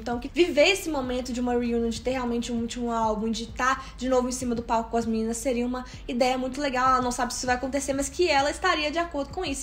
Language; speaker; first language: Portuguese; native; Portuguese